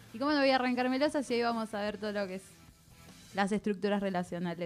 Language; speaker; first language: Spanish; native; Spanish